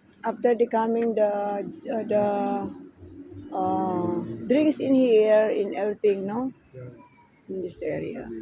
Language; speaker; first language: English; non-native, learner; Filipino